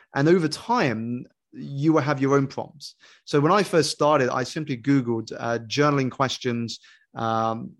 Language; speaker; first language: English; native; English